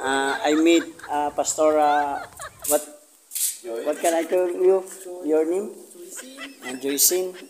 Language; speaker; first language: English; non-native, learner; Filipino